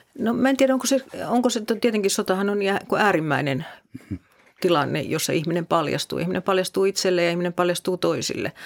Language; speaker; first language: Finnish; native; Finnish